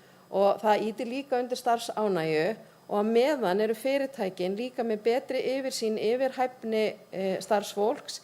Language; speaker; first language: Icelandic; native; Icelandic